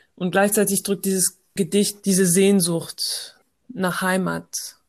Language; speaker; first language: German; early bilingual, heritage; French